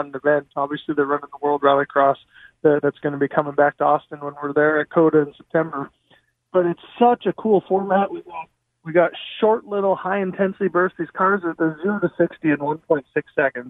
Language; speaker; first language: English; native; English